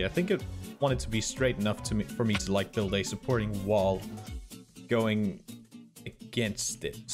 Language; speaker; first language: English; native; English